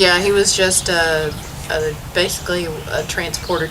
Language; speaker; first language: English; native; English